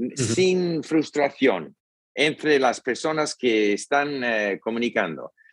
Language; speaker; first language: Spanish; non-native, fluent; English